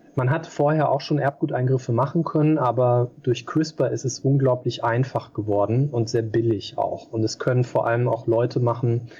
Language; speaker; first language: German; native; German